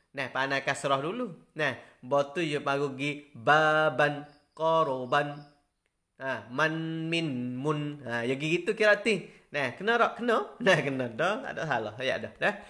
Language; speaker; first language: Malay; native; Malay